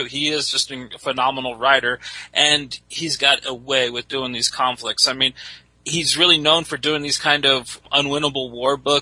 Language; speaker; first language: English; native; English